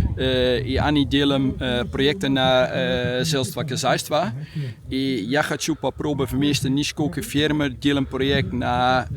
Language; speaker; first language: Russian; non-native, learner; Dutch